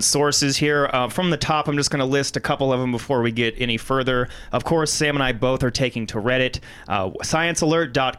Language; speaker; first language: English; native; English